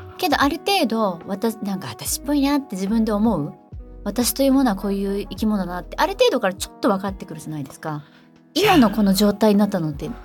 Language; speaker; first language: Japanese; native; Japanese